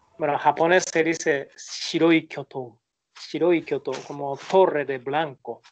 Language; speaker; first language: Spanish; non-native, learner; Japanese